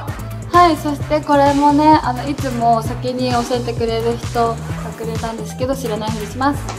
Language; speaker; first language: Japanese; native; Japanese